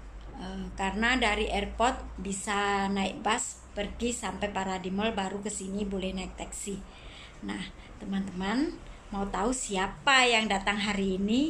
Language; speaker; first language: Indonesian; non-native, local second language; Javanese